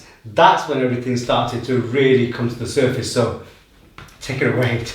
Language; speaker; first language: English; native; English